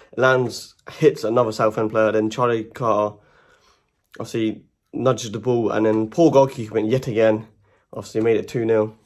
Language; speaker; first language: English; native; English